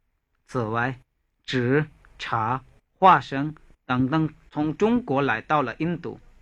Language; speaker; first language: Chinese; non-native, fluent; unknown